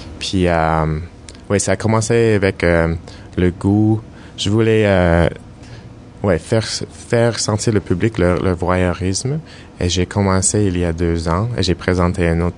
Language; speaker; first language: French; non-native, fluent; English